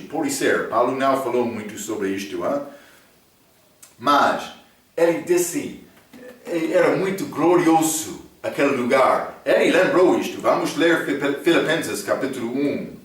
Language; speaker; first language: Portuguese; non-native, fluent; English